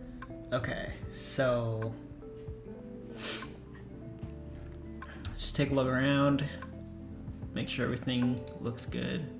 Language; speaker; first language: English; native; English